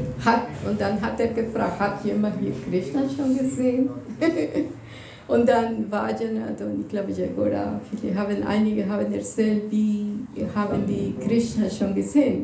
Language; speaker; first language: German; non-native, fluent; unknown